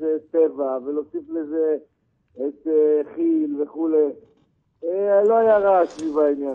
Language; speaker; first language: Hebrew; native; Hebrew